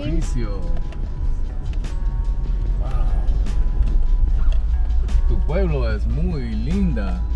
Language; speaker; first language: Spanish; non-native, learner; English